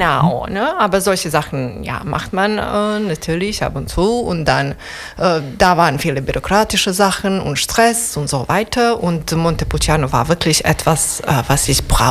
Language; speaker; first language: German; non-native, fluent; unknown